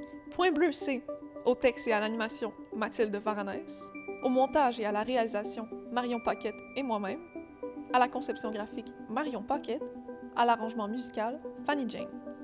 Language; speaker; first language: French; native; French